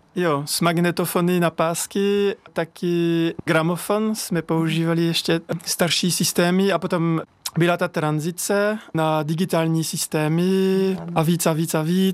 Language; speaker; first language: Czech; non-native, learner; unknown